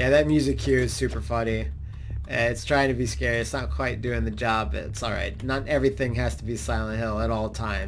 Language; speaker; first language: English; native; English